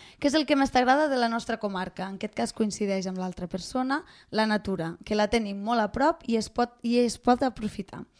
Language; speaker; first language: Catalan; non-native, local second language; Spanish